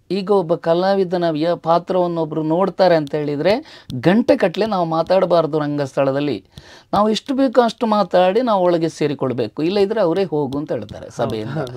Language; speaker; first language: Kannada; non-native, local second language; Tulu